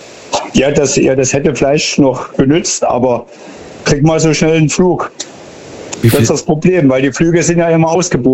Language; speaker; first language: German; native; German